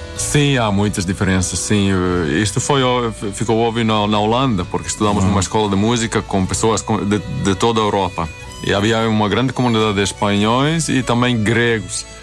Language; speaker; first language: Portuguese; non-native, fluent; Swedish